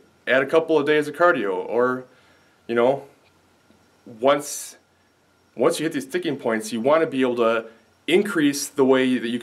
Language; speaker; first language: English; native; English